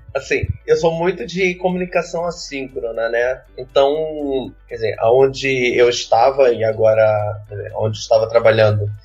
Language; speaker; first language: Portuguese; native; Portuguese